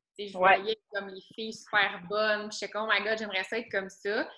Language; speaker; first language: French; native; French